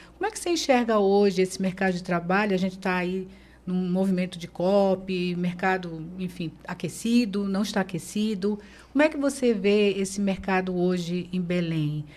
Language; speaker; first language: Portuguese; native; Portuguese